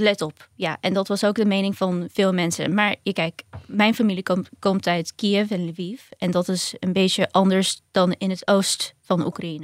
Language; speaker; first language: Dutch; early bilingual, other home language; Ukrainian